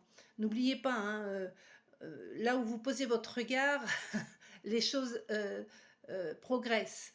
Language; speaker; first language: French; native; French